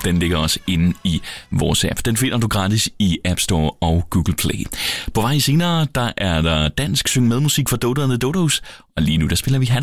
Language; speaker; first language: Danish; native; Danish